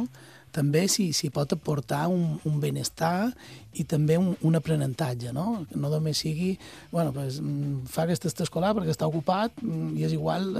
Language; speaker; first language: Catalan; native; Catalan